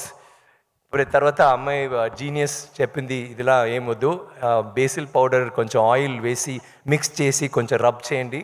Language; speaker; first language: Telugu; non-native, learner; Tamil